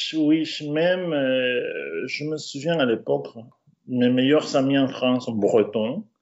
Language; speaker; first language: French; non-native, fluent; Spanish